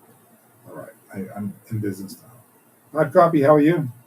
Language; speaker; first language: English; native; English